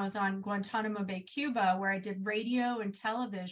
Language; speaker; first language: English; native; English